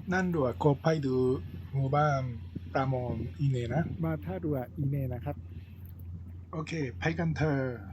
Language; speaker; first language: Thai; non-native, fluent; Japanese